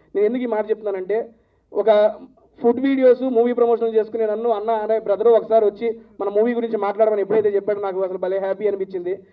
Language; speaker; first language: Telugu; native; Telugu